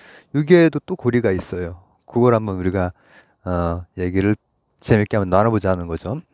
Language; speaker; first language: Korean; native; Korean